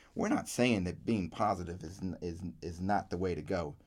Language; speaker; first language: English; native; English